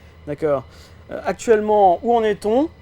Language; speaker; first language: French; native; French